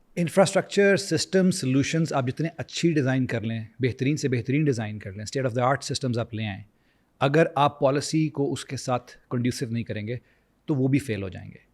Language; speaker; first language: Urdu; native; Urdu